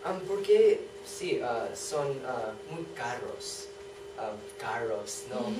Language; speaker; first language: Spanish; non-native, learner; English